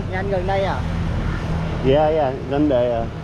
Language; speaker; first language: Vietnamese; non-native, learner; English